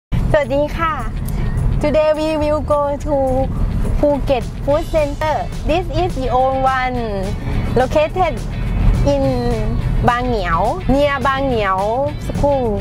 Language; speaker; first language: English; non-native, learner; Thai